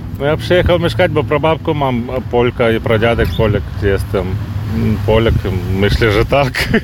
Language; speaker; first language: Polish; non-native, learner; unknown